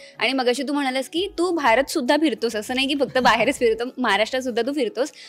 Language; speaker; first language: Marathi; native; Marathi